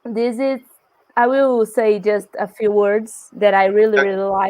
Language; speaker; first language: English; non-native, learner; Portuguese